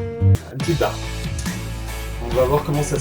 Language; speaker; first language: French; native; French